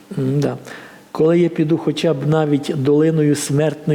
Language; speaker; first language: Ukrainian; native; Ukrainian